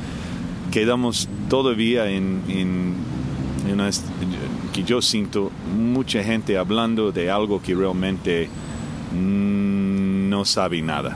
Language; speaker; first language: Spanish; non-native, fluent; English